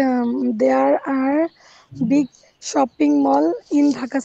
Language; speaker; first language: English; non-native, learner; Bangla